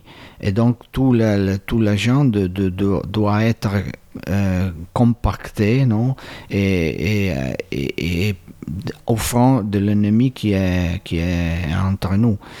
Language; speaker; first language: French; non-native, fluent; Italian